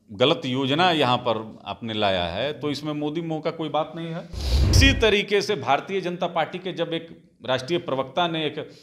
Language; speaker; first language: Hindi; native; Hindi